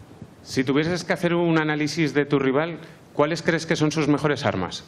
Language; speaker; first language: Spanish; native; Spanish